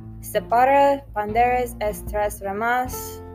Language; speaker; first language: Spanish; non-native, learner; English